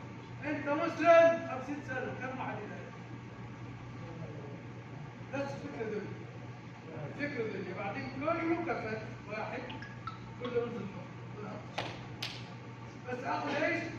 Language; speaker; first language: Arabic; non-native, learner; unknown